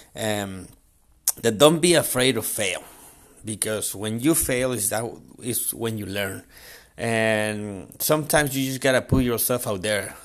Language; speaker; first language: English; non-native, fluent; Spanish